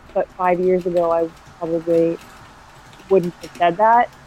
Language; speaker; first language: English; native; English